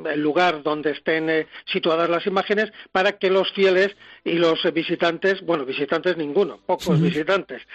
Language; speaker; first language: Spanish; native; Spanish